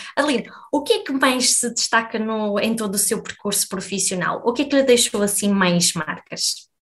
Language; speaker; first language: Portuguese; native; Portuguese